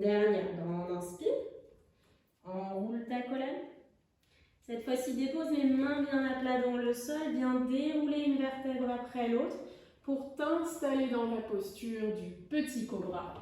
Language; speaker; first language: French; native; French